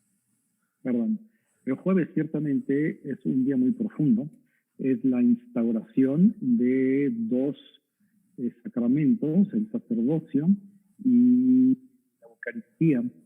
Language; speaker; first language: Spanish; native; Spanish